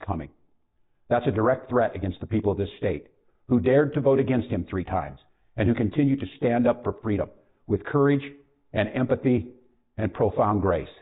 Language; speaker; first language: English; native; English